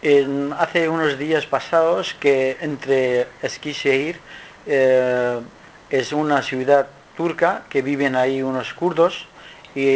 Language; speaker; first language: Spanish; non-native, learner; Kurdish